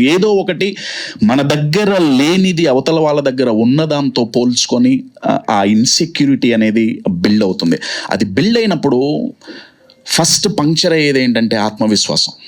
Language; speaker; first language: Telugu; native; Telugu